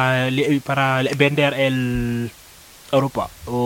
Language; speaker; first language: Spanish; non-native, learner; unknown